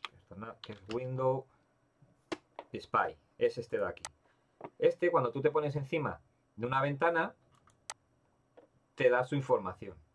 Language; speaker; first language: Spanish; native; Spanish